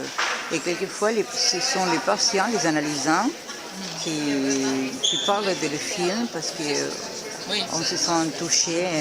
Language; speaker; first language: French; non-native, fluent; Spanish